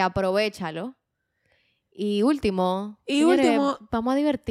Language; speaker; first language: Spanish; native; Spanish